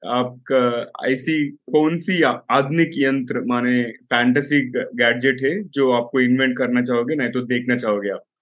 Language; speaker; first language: Hindi; native; Hindi